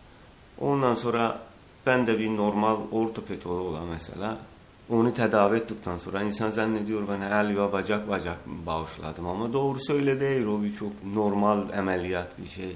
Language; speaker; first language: Turkish; non-native, learner; Azerbaijani